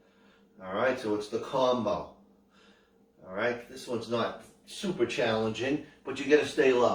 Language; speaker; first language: English; native; English